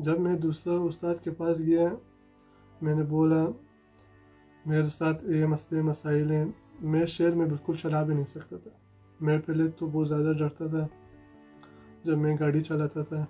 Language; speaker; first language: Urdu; non-native, fluent; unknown